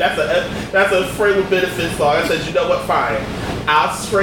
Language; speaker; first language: English; native; English